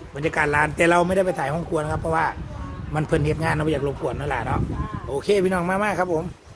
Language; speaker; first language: Thai; native; Thai